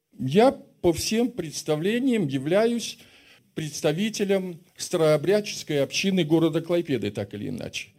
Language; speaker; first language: Russian; native; Russian